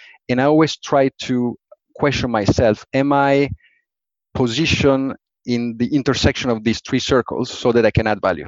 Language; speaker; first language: English; non-native, fluent; Italian